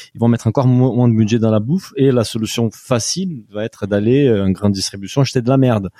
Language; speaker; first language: French; non-native, fluent; Portuguese